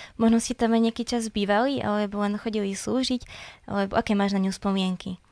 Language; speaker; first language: Slovak; native; Slovak